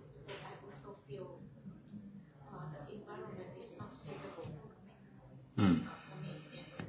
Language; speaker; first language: English; non-native, learner; Vietnamese